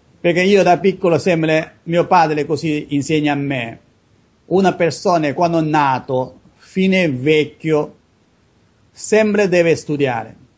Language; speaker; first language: Italian; non-native, learner; Chinese